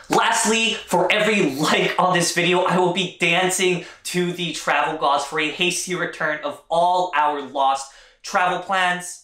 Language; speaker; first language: English; native; English